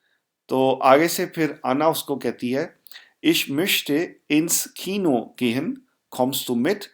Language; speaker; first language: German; non-native, fluent; Urdu